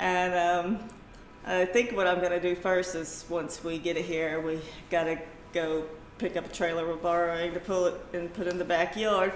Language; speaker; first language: English; native; English